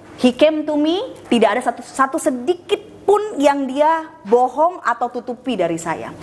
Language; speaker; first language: Indonesian; native; Indonesian